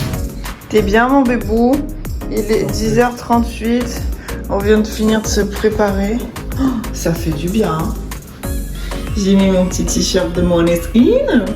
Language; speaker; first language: French; native; French